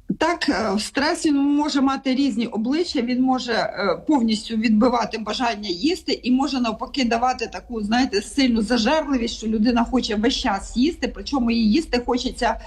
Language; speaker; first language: Ukrainian; native; Ukrainian